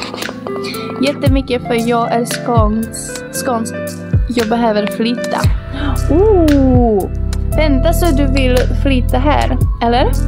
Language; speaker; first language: Swedish; early bilingual, other home language; Greek